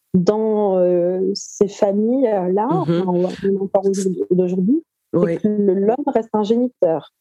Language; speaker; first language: French; native; French